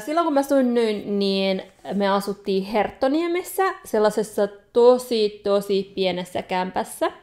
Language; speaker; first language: Finnish; early bilingual, other home language; Nepali